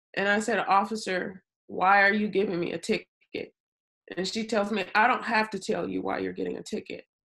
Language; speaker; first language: English; native; English